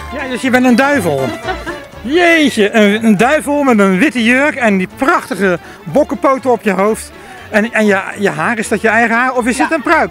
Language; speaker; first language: Dutch; native; Dutch